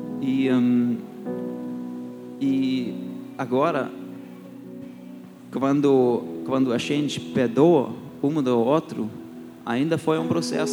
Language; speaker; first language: Portuguese; non-native, fluent; German